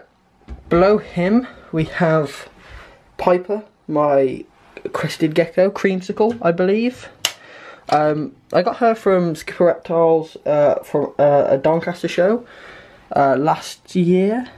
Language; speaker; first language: English; native; English